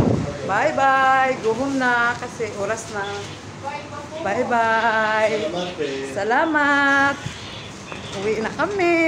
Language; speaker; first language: Filipino; non-native, local second language; Cebuano